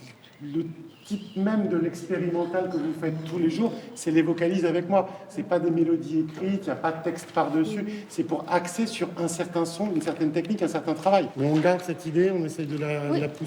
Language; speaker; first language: French; native; French